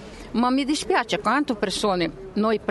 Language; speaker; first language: Italian; non-native, learner; Ukrainian